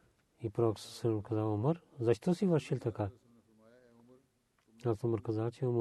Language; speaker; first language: Bulgarian; non-native, learner; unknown